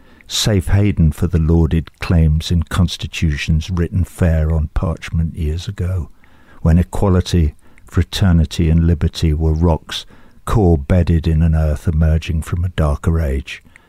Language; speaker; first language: English; native; English